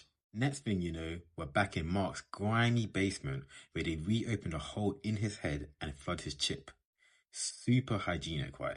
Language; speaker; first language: English; native; English